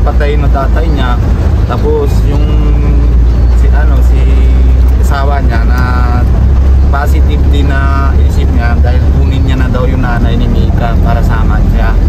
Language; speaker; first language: Filipino; non-native, learner; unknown